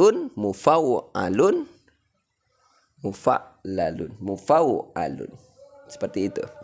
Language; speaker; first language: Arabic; non-native, fluent; Indonesian